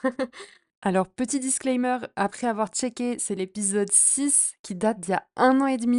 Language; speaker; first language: French; native; French